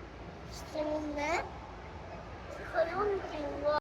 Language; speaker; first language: Japanese; native; Japanese